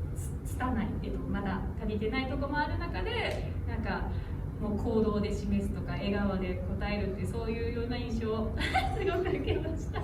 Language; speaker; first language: Japanese; native; Japanese